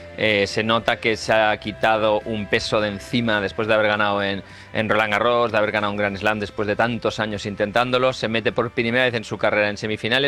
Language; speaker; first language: Spanish; native; Spanish